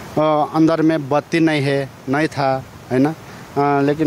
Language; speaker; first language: Hindi; non-native, learner; Nepali